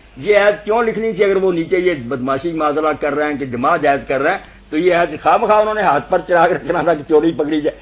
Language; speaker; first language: Urdu; non-native, local second language; Punjabi